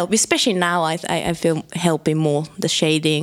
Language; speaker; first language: English; non-native, fluent; Japanese